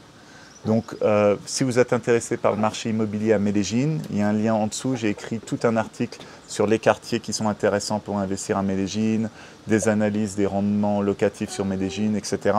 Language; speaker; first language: French; native; French